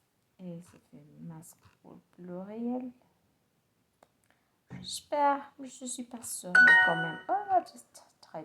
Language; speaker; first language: French; non-native, learner; Spanish